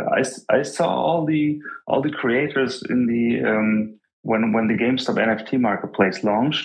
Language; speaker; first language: English; non-native, fluent; German